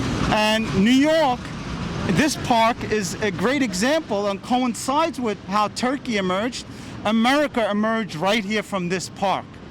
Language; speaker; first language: English; early bilingual, other home language; Turkish